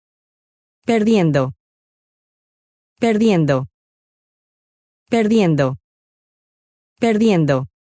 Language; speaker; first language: Spanish; non-native, fluent; Chinese